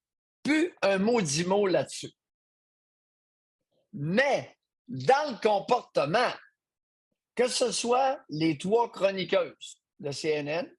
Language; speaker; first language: French; native; French